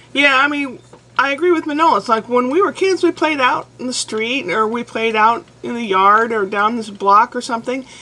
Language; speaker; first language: English; native; English